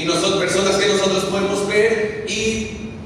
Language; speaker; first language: Spanish; native; Spanish